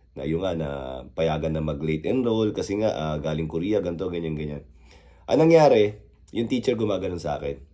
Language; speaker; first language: Filipino; early bilingual, other home language; Korean